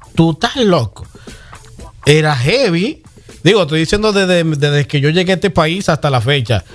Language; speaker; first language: Spanish; native; Spanish